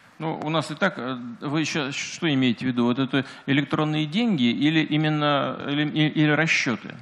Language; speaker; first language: Russian; native; Russian